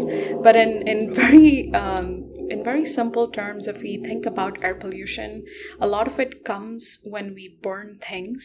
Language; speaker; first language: English; non-native, local second language; Hindi